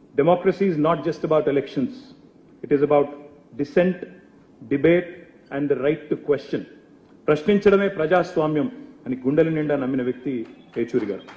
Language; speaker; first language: Telugu; native; Telugu